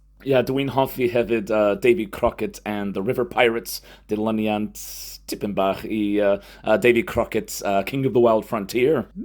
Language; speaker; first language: Welsh; non-native, fluent; English